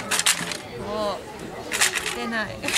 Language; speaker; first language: Japanese; non-native, learner; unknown